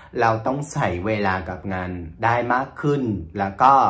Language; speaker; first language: Thai; non-native, fluent; Vietnamese